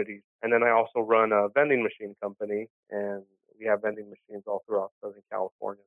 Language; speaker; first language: English; early bilingual, other home language; Spanish